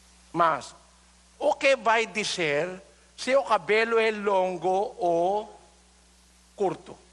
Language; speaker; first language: Portuguese; non-native, learner; Filipino